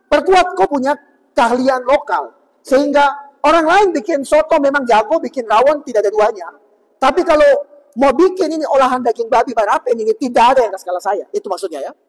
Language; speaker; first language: Indonesian; native; Indonesian